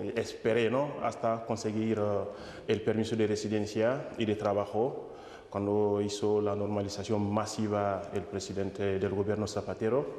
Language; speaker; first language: Spanish; non-native, fluent; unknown